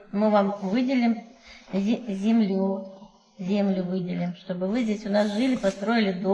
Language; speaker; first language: Russian; native; Russian